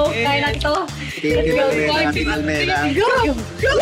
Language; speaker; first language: Filipino; native; Filipino